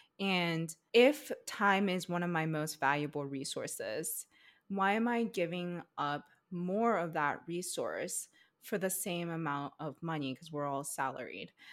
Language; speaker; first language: English; early bilingual, other home language; Chinese